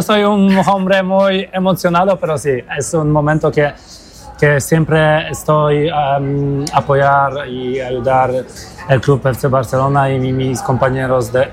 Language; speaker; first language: Spanish; non-native, learner; Polish